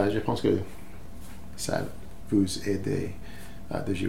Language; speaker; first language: French; non-native, learner; English